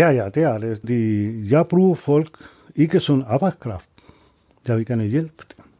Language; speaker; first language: Danish; non-native, learner; Spanish